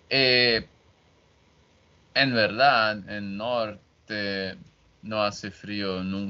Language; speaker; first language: Spanish; non-native, learner; Portuguese